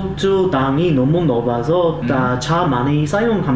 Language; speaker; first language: Korean; non-native, learner; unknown